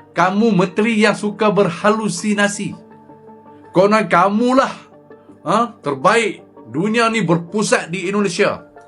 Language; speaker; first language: Malay; native; Malay